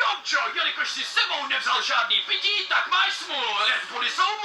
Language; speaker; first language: Czech; native; Czech